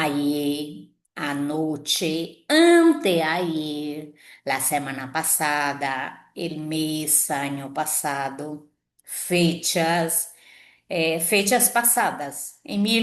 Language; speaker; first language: Spanish; non-native, fluent; Portuguese